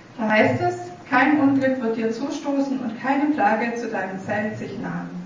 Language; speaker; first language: German; native; German